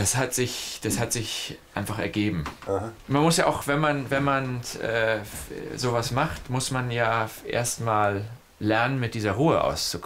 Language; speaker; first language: German; native; German